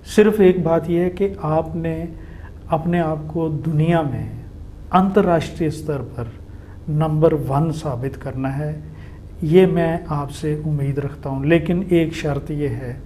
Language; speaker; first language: Hindi; native; Hindi